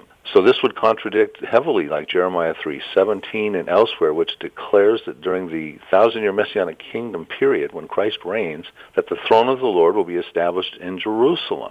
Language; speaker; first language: English; native; English